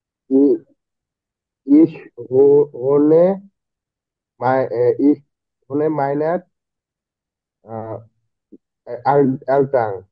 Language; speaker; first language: German; non-native, learner; Bangla